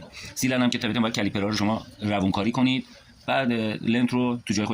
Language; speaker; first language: Persian; native; Persian